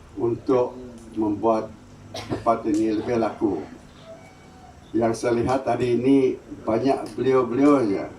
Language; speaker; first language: Malay; non-native, local second language; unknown